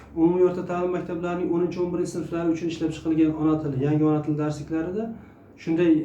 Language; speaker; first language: Uzbek; native; Uzbek